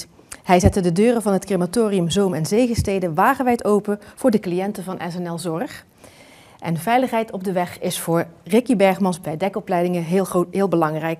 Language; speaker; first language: Dutch; native; Dutch